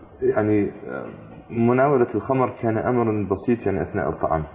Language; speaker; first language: Arabic; non-native, fluent; English